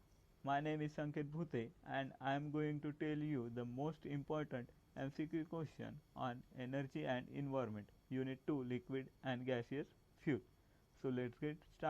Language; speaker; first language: English; non-native, local second language; Marathi